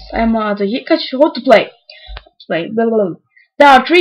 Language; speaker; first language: German; native; German